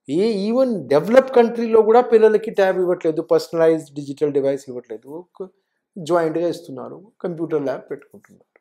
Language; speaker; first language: Telugu; non-native, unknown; Hindi